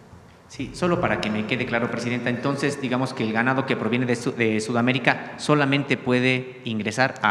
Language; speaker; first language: Spanish; native; Spanish